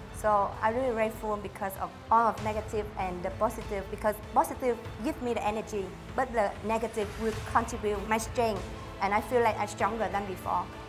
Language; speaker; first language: English; non-native, learner; Vietnamese